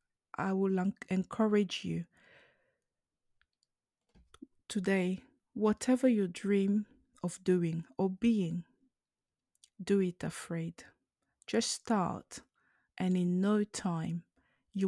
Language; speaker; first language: English; non-native, local second language; French